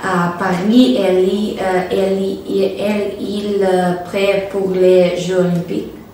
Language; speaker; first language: French; non-native, learner; Serbian